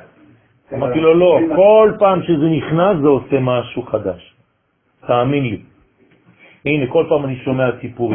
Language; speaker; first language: Hebrew; non-native, fluent; French